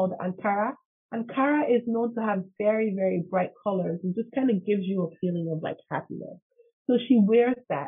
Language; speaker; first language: English; non-native, local second language; Igbo